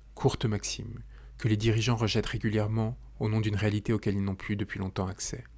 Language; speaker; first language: French; native; French